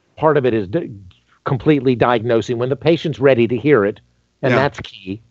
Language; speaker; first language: English; native; English